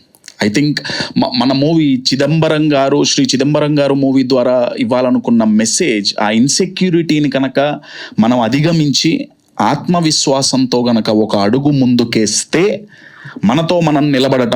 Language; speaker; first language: Telugu; native; Telugu